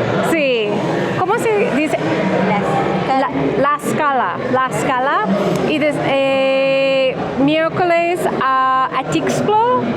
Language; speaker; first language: Spanish; non-native, learner; English